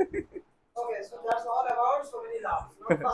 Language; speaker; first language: English; non-native, local second language; Bangla